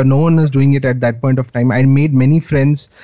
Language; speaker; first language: English; non-native, local second language; Hindi